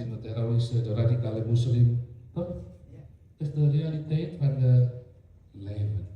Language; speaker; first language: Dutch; non-native, learner; Indonesian